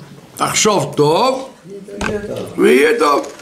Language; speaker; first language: Hebrew; non-native, fluent; French